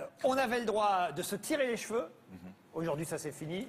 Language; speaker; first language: French; native; French